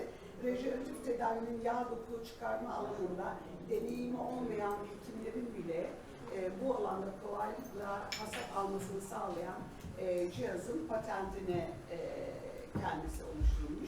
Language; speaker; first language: Turkish; native; Turkish